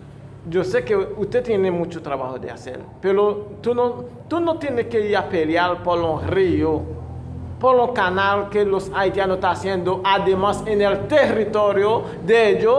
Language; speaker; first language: Spanish; non-native, fluent; Haitian Creole